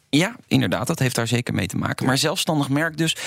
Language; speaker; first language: Dutch; native; Dutch